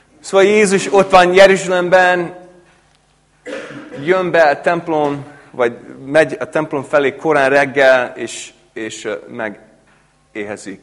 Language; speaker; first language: Hungarian; non-native, fluent; English